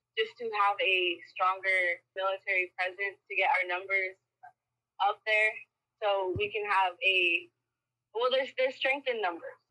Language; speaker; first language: English; early bilingual, other home language; Spanish